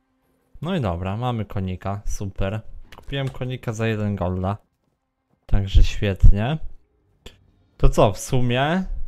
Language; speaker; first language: Polish; native; Polish